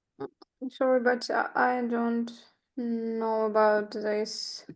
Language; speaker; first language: English; non-native, learner; Ukrainian